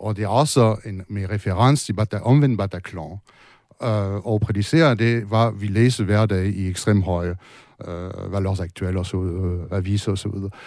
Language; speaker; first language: Danish; non-native, fluent; French